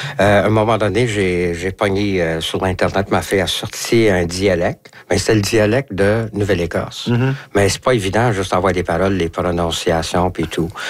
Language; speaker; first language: French; non-native, local second language; English